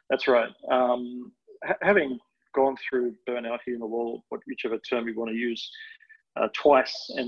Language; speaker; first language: English; native; English